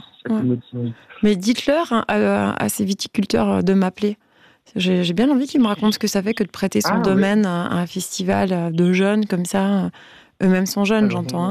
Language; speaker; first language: French; native; French